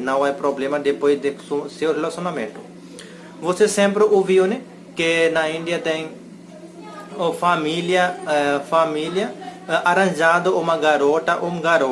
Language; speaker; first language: Portuguese; non-native, learner; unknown